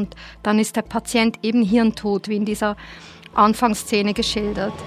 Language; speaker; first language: German; native; German